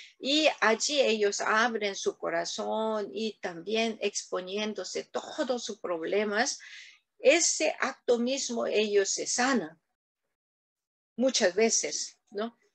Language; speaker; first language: Spanish; non-native, learner; Korean